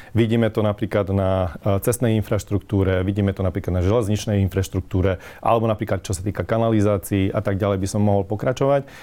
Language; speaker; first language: Slovak; non-native, local second language; Hungarian